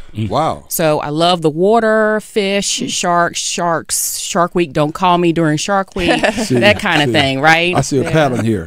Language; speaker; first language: English; native; English